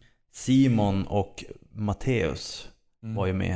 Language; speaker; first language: Swedish; native; Swedish